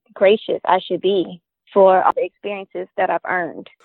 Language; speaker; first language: English; native; English